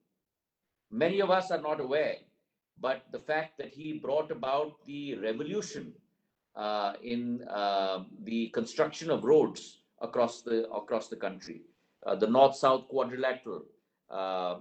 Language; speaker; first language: English; non-native, local second language; Hindi